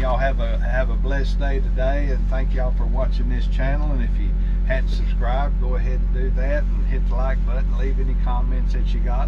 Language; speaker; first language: English; native; English